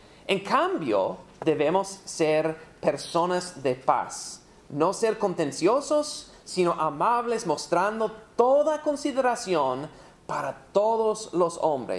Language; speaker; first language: Spanish; non-native, fluent; English